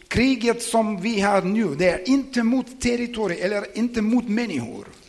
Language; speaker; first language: Swedish; non-native, learner; Ukrainian